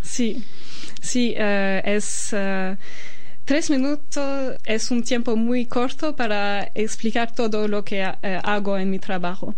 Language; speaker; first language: Spanish; non-native, fluent; Albanian